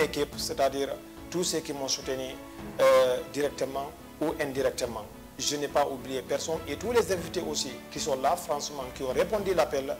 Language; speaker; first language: French; non-native, local second language; Fula